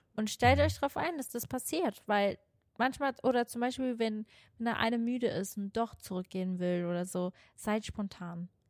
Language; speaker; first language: German; non-native, fluent; Portuguese